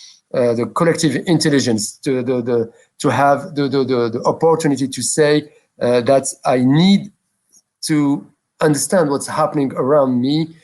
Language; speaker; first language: English; non-native, local second language; French